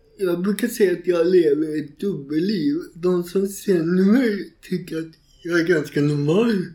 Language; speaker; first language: Swedish; native; Swedish